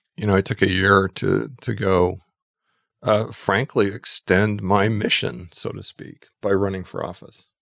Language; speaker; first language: English; native; English